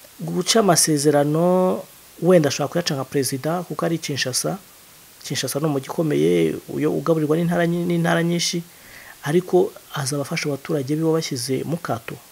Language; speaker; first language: Kinyarwanda; native; Kinyarwanda